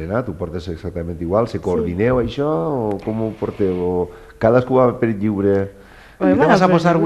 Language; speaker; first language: Catalan; native; Catalan